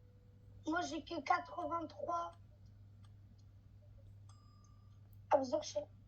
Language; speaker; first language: French; native; French